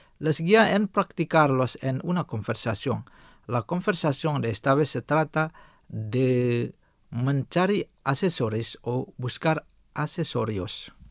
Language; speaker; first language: Spanish; non-native, fluent; Indonesian